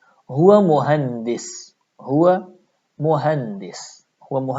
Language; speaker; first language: Arabic; non-native, fluent; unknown